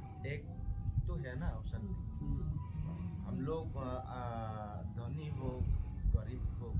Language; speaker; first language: Hindi; non-native, local second language; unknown